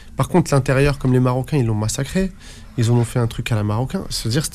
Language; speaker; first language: French; early bilingual, other home language; Arabic